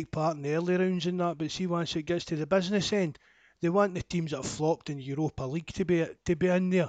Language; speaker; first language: English; native; English